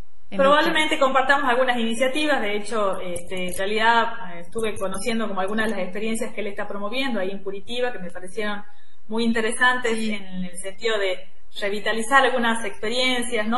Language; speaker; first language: Spanish; native; Spanish